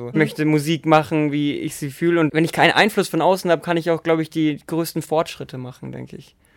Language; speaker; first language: German; native; German